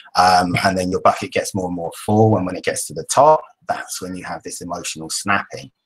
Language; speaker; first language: English; native; English